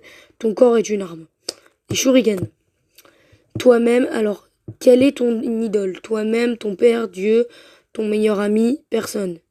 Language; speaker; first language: French; native; French